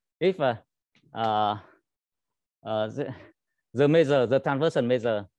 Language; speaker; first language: English; non-native, learner; Vietnamese